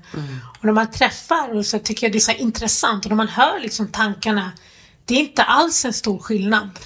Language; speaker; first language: Swedish; early bilingual, other home language; Arabic